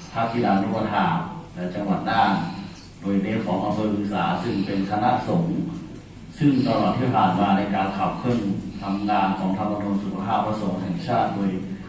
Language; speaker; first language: Thai; native; Thai